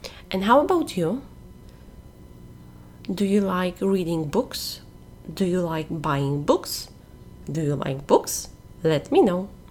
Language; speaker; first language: English; non-native, fluent; Polish